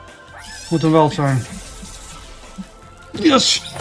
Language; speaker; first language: Dutch; native; Dutch